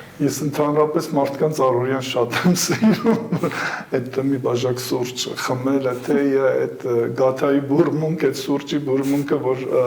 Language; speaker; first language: Armenian; early bilingual, heritage; Armenian